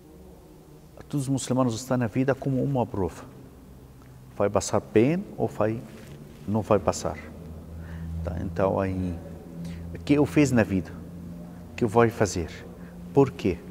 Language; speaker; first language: Portuguese; non-native, learner; Arabic